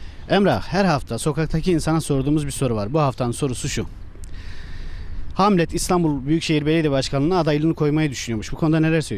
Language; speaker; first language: Turkish; native; Turkish